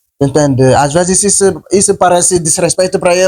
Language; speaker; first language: Portuguese; non-native, learner; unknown